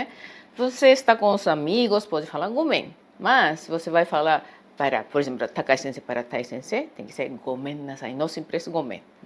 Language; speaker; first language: Portuguese; non-native, fluent; Japanese